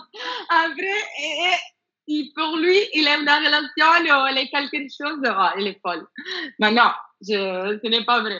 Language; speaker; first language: French; non-native, fluent; Spanish